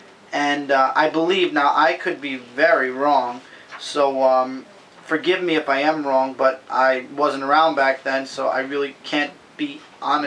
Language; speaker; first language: English; native; English